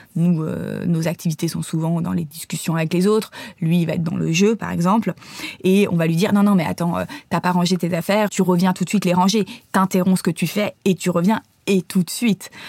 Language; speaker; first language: French; native; French